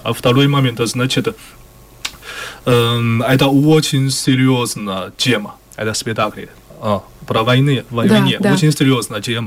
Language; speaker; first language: Russian; non-native, learner; Chinese